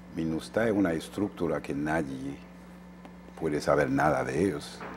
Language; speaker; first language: Spanish; non-native, fluent; Haitian Creole